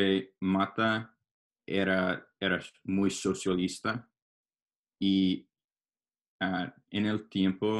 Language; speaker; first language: Spanish; non-native, learner; English